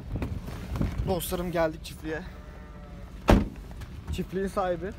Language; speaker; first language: Turkish; native; Turkish